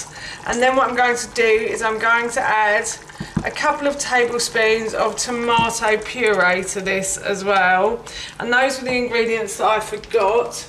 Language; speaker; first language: English; native; English